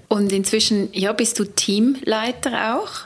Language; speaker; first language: German; native; German